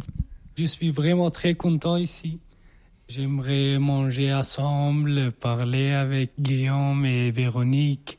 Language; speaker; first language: French; non-native, learner; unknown